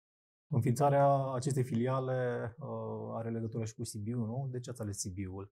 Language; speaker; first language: Romanian; native; Romanian